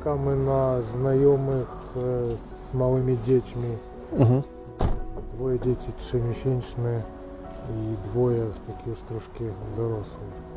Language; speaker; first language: Polish; non-native, fluent; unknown